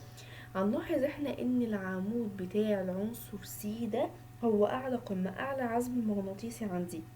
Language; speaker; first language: Arabic; native; Arabic